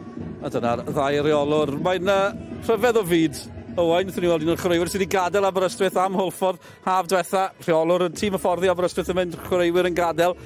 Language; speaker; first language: Welsh; native; Welsh